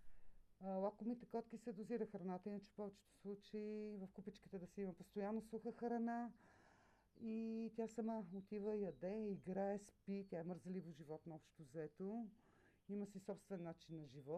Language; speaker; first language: Bulgarian; native; Bulgarian